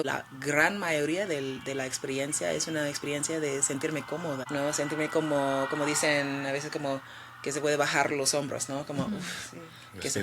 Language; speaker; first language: Spanish; early bilingual, heritage; Spanish